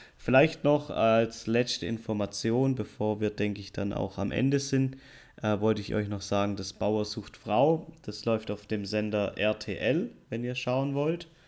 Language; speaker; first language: German; native; German